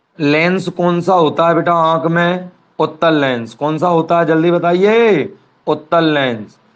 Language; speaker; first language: Hindi; non-native, local second language; Marathi